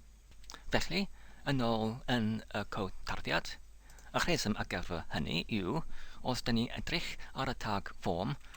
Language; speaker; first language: Welsh; non-native, fluent; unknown